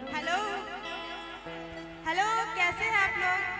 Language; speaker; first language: Hindi; non-native, local second language; Maithili